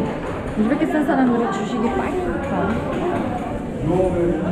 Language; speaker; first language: Korean; non-native, fluent; Russian